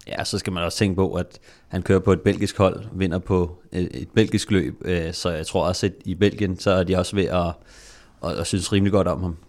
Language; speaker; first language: Danish; native; Danish